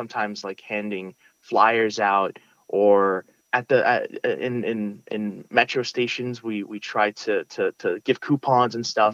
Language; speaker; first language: English; early bilingual, other home language; Russian